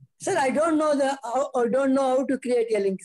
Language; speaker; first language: English; non-native, learner; Tamil